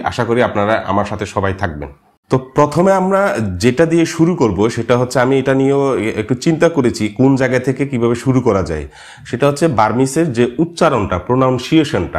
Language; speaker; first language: Bangla; non-native, local second language; Marma